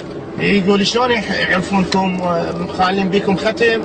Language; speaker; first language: Arabic; native; Arabic